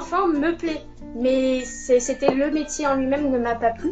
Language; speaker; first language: French; native; French